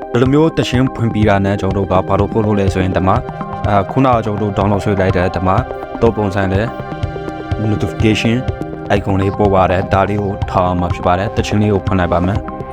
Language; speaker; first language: Burmese; non-native, local second language; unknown